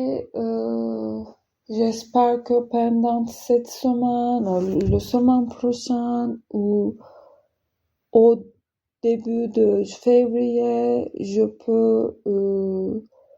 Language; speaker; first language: French; non-native, learner; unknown